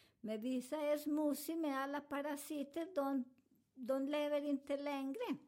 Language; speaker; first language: Swedish; non-native, fluent; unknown